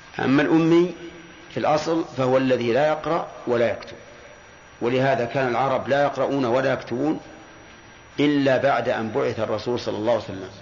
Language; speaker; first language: Arabic; native; Arabic